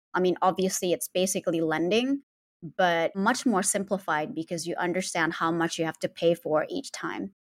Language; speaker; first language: English; non-native, fluent; Indonesian